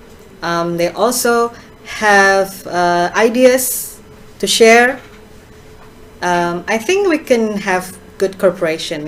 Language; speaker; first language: English; non-native, fluent; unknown